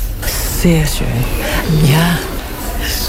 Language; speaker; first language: German; non-native, learner; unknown